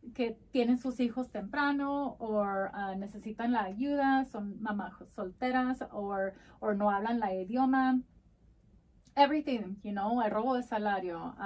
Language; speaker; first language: Spanish; early bilingual, heritage; Spanish